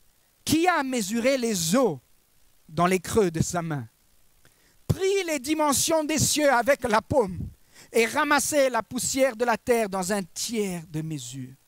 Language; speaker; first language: French; native; French